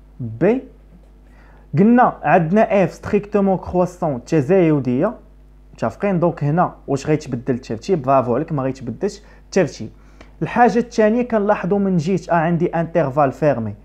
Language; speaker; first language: Arabic; native; Arabic